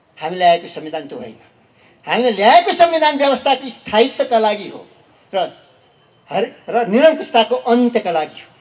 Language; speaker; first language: Nepali; native; Nepali